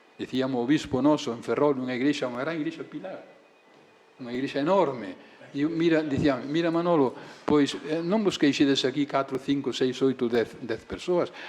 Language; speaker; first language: Galician; native; Galician